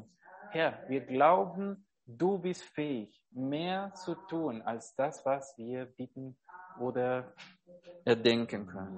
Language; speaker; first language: German; non-native, fluent; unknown